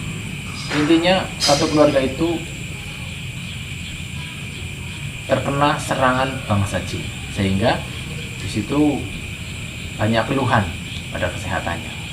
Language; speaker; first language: Indonesian; native; Indonesian